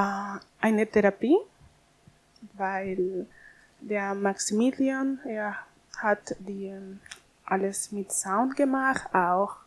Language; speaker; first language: German; non-native, learner; Spanish